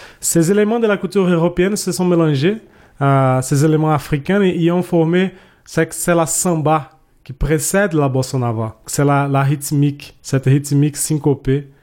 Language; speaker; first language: French; non-native, fluent; Portuguese